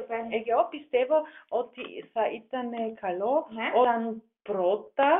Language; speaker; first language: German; non-native, fluent; Greek